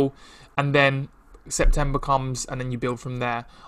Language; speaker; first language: English; native; English